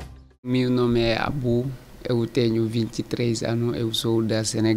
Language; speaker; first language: Portuguese; non-native, learner; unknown